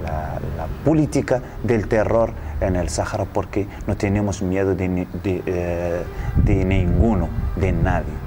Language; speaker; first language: Spanish; non-native, fluent; Arabic